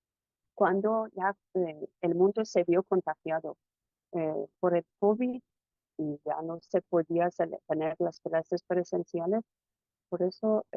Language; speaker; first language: Spanish; non-native, fluent; Persian